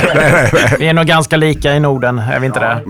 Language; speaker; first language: Swedish; native; Swedish